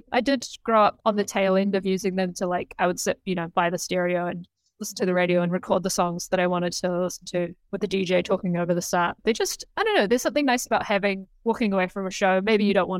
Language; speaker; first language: English; native; English